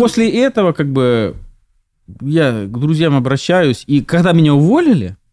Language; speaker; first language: Russian; native; Russian